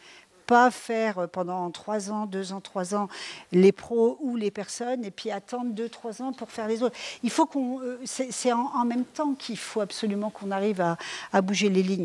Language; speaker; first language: French; native; French